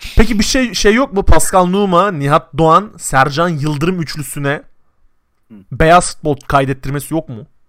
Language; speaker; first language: Turkish; native; Turkish